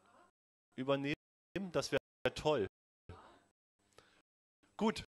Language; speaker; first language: German; native; German